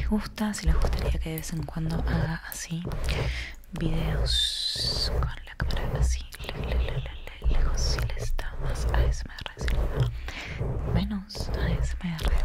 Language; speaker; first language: Spanish; native; Spanish